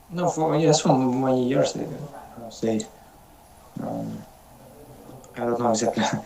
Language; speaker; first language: English; non-native, learner; Russian